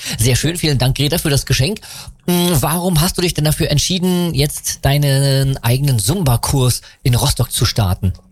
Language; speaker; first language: German; native; German